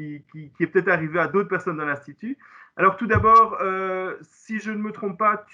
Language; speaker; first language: French; native; French